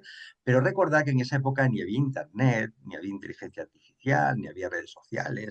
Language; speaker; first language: Spanish; native; Spanish